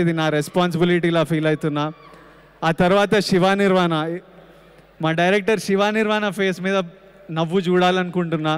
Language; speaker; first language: Telugu; native; Telugu